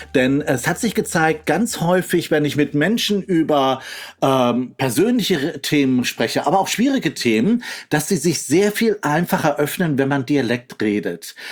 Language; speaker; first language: German; native; German